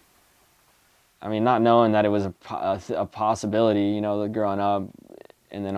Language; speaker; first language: English; native; English